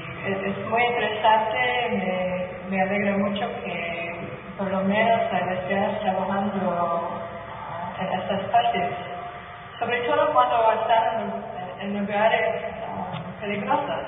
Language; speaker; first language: Spanish; non-native, learner; English